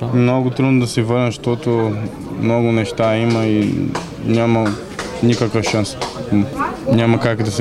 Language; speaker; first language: Bulgarian; non-native, learner; Portuguese